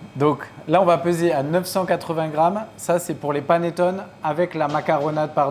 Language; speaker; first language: French; native; French